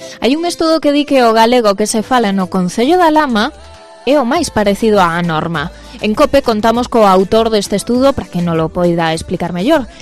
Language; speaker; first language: Galician; non-native, local second language; Spanish